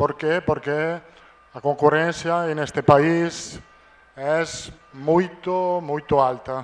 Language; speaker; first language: Portuguese; non-native, learner; Italian